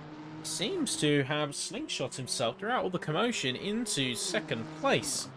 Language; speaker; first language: English; native; English